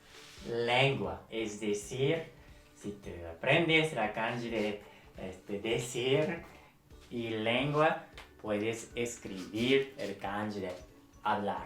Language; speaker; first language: Spanish; non-native, fluent; Japanese